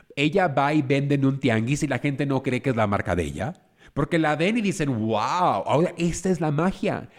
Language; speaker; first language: Spanish; native; Spanish